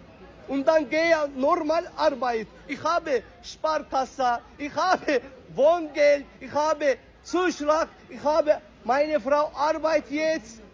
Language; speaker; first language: German; non-native, learner; Azerbaijani